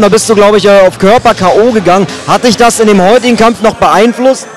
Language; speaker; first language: German; native; German